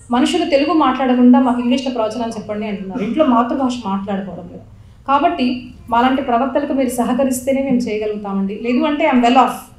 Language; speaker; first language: Telugu; non-native, local second language; Marathi